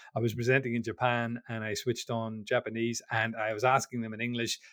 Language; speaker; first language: English; native; English